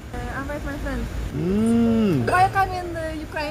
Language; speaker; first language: English; non-native, learner; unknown